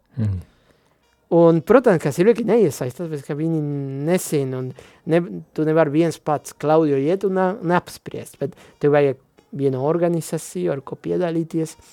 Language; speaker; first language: Latvian; non-native, fluent; Spanish